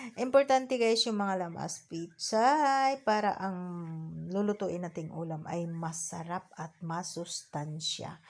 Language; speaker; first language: Filipino; non-native, local second language; Cebuano